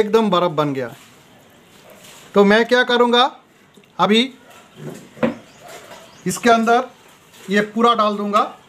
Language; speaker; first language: Hindi; non-native, local second language; Bangla